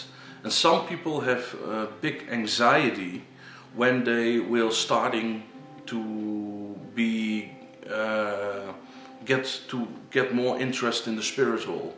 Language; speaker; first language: English; non-native, learner; Dutch